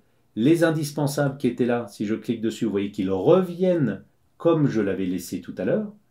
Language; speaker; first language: French; native; French